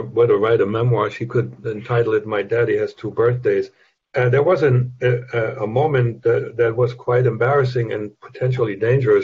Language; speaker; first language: English; non-native, fluent; German